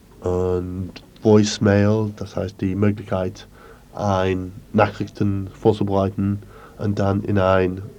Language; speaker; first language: German; non-native, learner; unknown